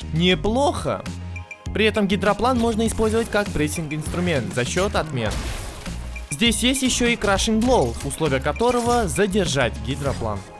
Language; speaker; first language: Russian; native; Russian